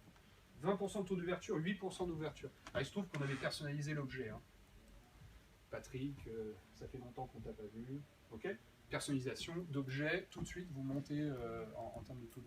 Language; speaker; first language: French; native; French